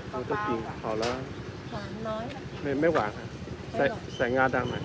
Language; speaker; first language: Thai; non-native, learner; Chinese